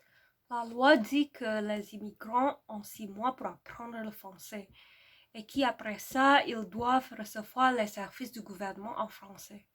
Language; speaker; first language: French; non-native, fluent; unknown